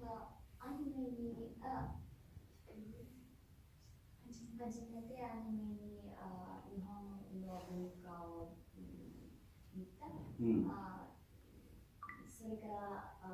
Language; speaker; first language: Japanese; non-native, learner; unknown